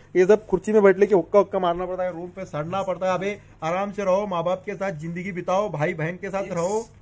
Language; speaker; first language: Hindi; non-native, local second language; Urdu